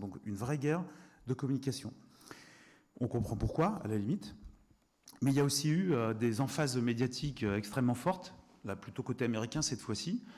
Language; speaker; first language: French; native; French